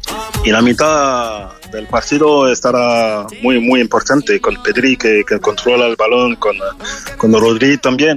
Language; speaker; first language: Spanish; non-native, fluent; French